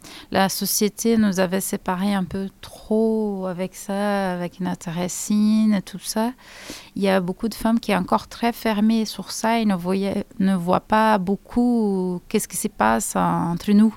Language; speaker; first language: French; non-native, fluent; Portuguese